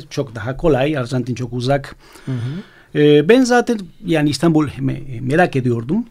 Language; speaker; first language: Turkish; non-native, fluent; Spanish